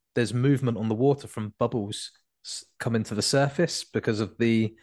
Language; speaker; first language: English; native; English